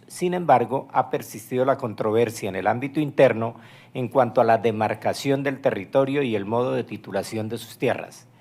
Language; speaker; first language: Spanish; native; Spanish